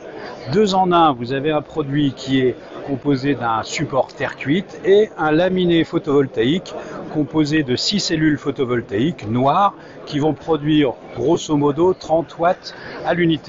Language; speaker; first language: French; native; French